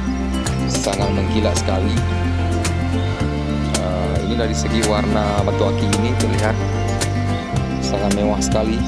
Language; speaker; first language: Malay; non-native, local second language; Achinese